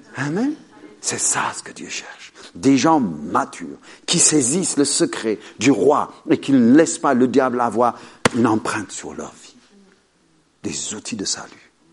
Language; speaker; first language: French; non-native, fluent; Amharic